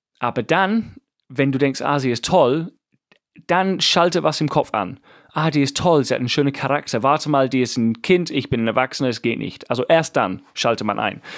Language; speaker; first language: German; non-native, fluent; English